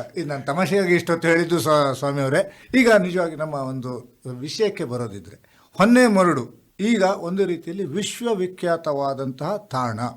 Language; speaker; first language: Kannada; native; Kannada